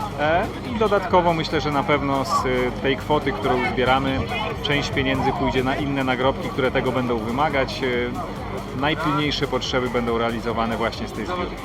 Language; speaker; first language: Polish; native; Polish